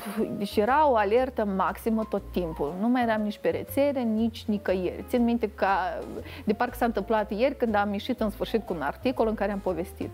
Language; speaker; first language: Romanian; native; Romanian